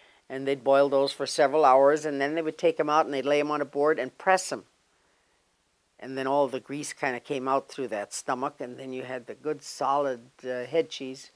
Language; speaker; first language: English; native; English